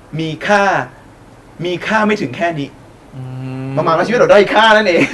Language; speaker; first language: Thai; native; Thai